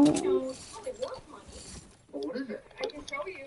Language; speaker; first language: English; native; English